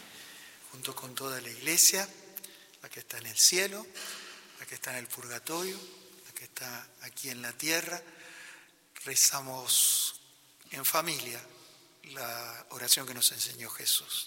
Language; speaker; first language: Spanish; native; Spanish